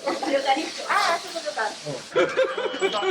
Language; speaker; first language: Japanese; native; Japanese